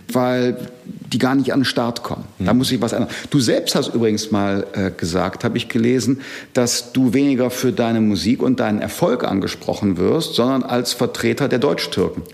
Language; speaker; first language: German; native; German